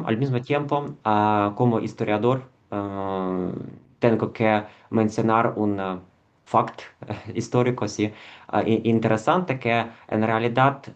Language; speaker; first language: Spanish; non-native, fluent; Ukrainian